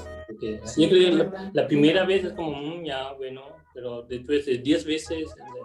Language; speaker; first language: Spanish; non-native, fluent; German